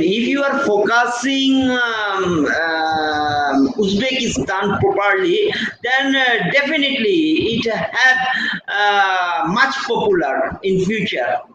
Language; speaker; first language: English; non-native, fluent; Bangla